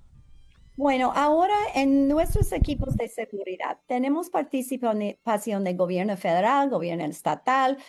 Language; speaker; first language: Spanish; non-native, fluent; English